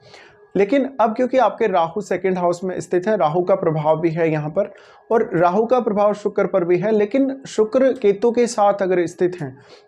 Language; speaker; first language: Hindi; native; Hindi